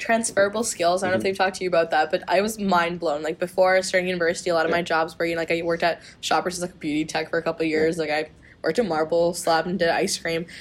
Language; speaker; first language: English; native; English